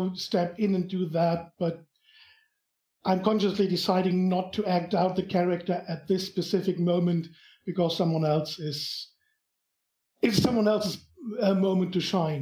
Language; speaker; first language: English; non-native, fluent; German